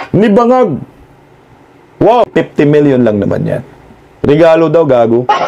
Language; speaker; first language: Filipino; non-native, local second language; Cebuano